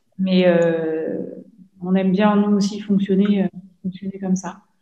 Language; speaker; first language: French; native; French